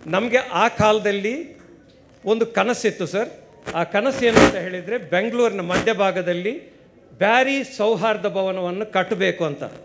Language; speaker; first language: Kannada; non-native, local second language; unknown